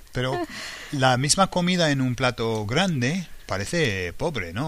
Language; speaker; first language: Spanish; non-native, fluent; English